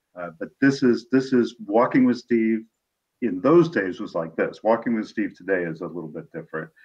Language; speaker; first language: English; native; English